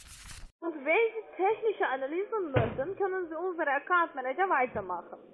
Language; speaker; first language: German; non-native, learner; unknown